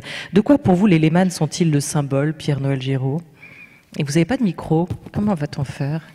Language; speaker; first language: French; native; French